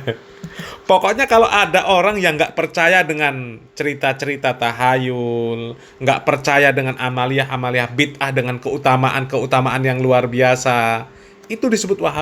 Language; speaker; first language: Indonesian; native; Indonesian